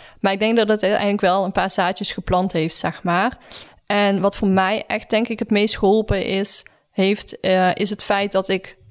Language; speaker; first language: Dutch; native; Dutch